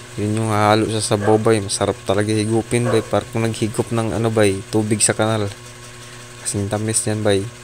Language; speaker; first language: Filipino; non-native, local second language; Cebuano